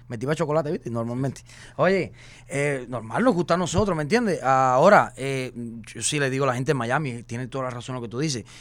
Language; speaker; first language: Spanish; native; Spanish